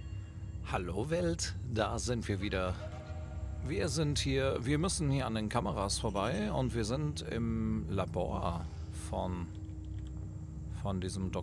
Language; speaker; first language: German; native; German